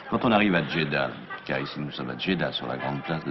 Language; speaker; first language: French; native; French